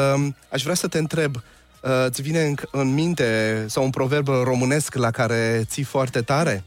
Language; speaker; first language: Romanian; native; Romanian